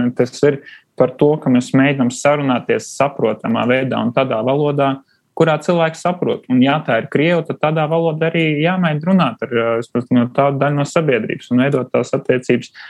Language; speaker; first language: Latvian; non-native, local second language; Russian